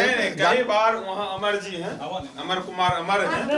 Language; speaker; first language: Hindi; native; Hindi